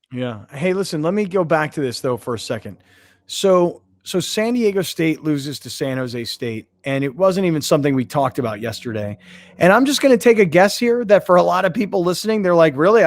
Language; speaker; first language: English; native; English